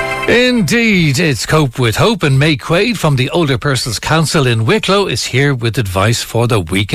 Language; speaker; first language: English; native; English